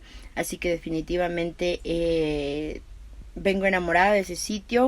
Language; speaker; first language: Spanish; native; Spanish